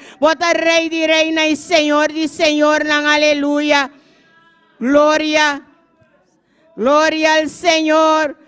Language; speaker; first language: Spanish; non-native, learner; Papiamento